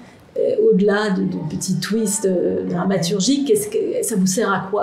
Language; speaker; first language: French; native; French